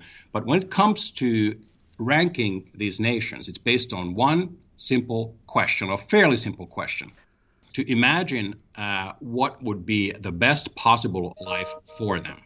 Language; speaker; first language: English; non-native, fluent; Finnish